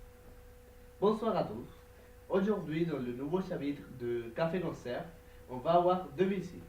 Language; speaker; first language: French; non-native, learner; Spanish